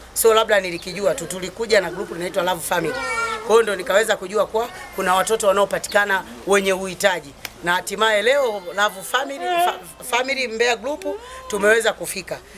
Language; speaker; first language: Swahili; native; Swahili